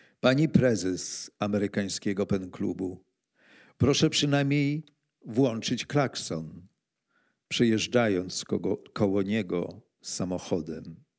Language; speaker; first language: Polish; native; Polish